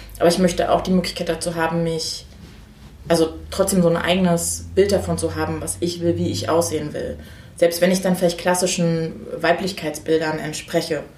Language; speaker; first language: German; native; German